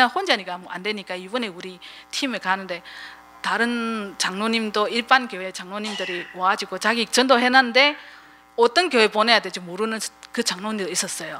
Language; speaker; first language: Korean; non-native, fluent; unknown